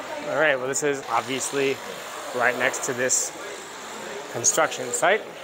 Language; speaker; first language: English; native; English